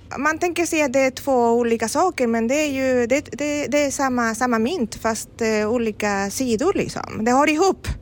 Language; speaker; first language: Swedish; non-native, fluent; Spanish